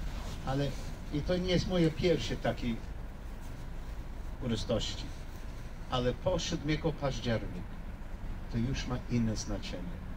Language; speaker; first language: Polish; non-native, learner; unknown